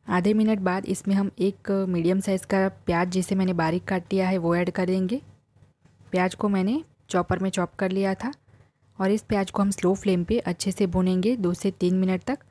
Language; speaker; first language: Hindi; non-native, local second language; Gujarati